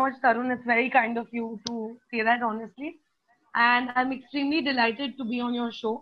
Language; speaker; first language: English; non-native, local second language; Hindi